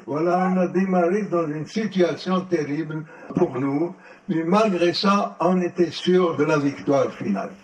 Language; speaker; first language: French; non-native, local second language; Arabic